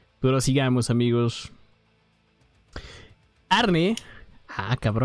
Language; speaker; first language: Spanish; native; Spanish